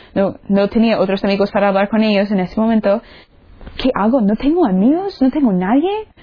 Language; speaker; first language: Spanish; non-native, fluent; English